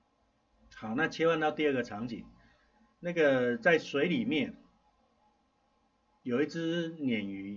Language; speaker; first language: Chinese; native; Chinese